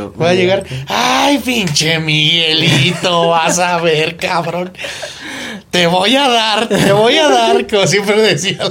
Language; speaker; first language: Spanish; native; Spanish